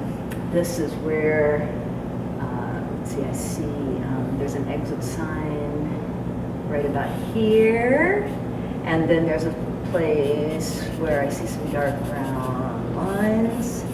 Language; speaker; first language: English; native; English